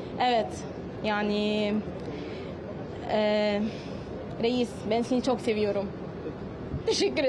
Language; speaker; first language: Turkish; early bilingual, heritage; Turkish